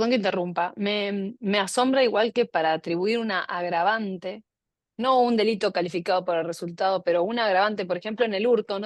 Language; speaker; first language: Spanish; native; Spanish